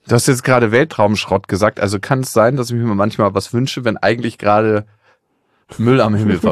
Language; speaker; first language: German; native; German